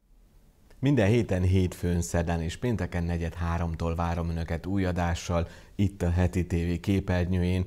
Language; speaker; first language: Hungarian; native; Hungarian